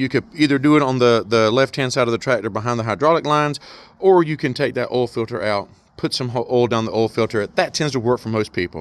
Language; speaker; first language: English; native; English